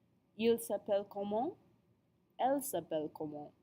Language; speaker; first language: French; non-native, fluent; English